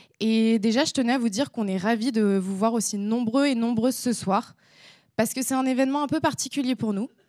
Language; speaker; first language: French; native; French